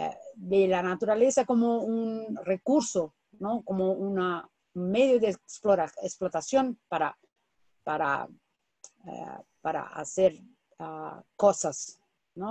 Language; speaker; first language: Spanish; non-native, fluent; Portuguese